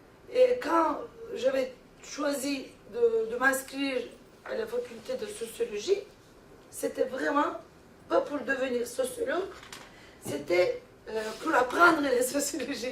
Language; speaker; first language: French; non-native, fluent; Turkish